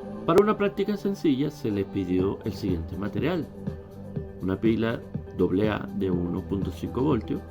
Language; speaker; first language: Spanish; native; Spanish